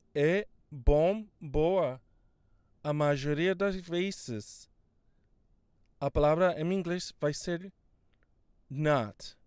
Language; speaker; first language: Portuguese; non-native, fluent; Spanish